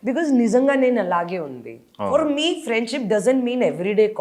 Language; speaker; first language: Telugu; non-native, local second language; Hindi